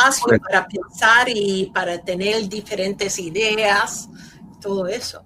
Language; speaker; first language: Spanish; early bilingual, heritage; Spanish